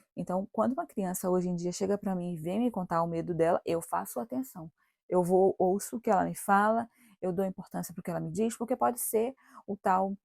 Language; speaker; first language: Portuguese; native; Portuguese